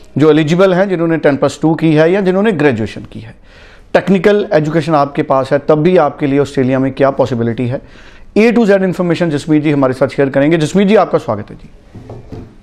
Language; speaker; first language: Hindi; non-native, local second language; Punjabi